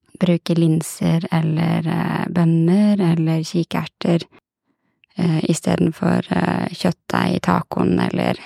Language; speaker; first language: Norwegian; native; Norwegian